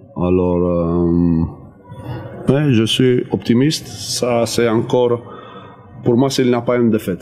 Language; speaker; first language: French; non-native, learner; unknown